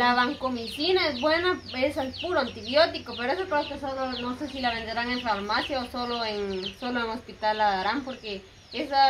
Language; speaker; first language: Spanish; native; Spanish